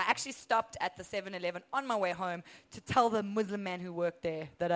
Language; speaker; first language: English; native; English